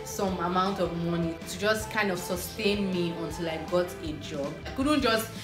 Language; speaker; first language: English; non-native, local second language; Igbo